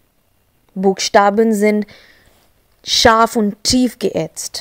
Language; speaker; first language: German; non-native, learner; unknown